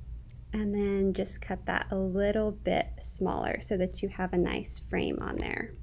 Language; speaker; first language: English; native; English